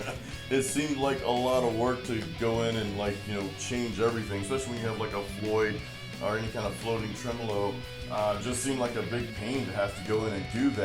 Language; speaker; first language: English; native; English